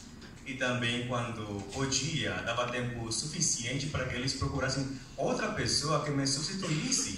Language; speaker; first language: Portuguese; non-native, fluent; Spanish